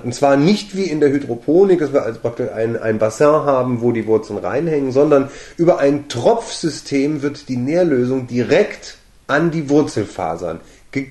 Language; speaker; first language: German; native; German